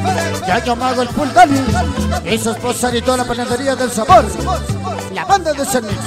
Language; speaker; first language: Spanish; native; Spanish